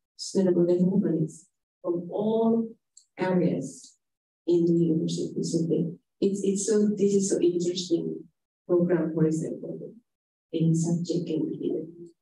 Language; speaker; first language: English; non-native, fluent; Indonesian